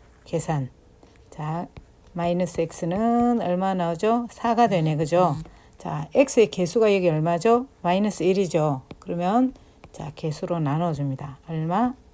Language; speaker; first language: Korean; native; Korean